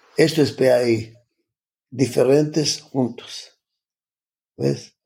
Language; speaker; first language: Spanish; non-native, fluent; Macedonian